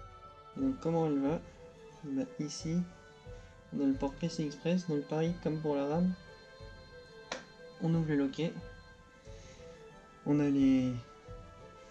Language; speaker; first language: French; native; French